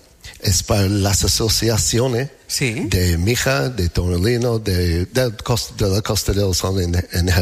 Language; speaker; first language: Spanish; non-native, learner; English